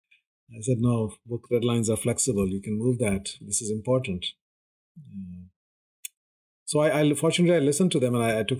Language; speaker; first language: English; non-native, local second language; Hindi